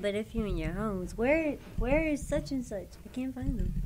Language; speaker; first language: English; native; English